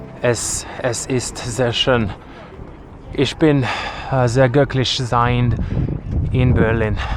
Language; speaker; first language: German; non-native, learner; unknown